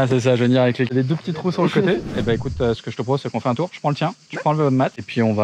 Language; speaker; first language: French; native; French